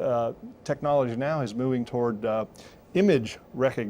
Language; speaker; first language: English; native; English